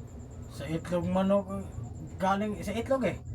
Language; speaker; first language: Filipino; non-native, local second language; Cebuano